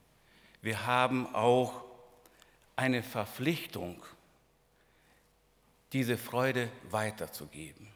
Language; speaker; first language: German; non-native, fluent; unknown